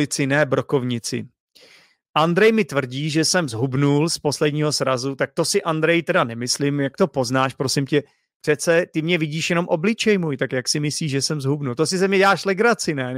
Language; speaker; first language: Czech; native; Czech